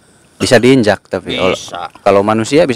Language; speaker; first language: Indonesian; native; Indonesian